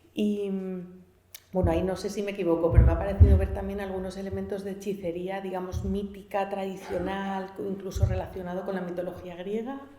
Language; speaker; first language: Spanish; native; Spanish